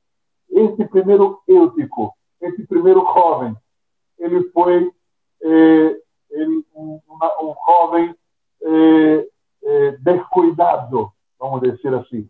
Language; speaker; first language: Spanish; non-native, fluent; Portuguese